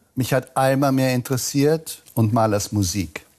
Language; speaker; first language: German; native; German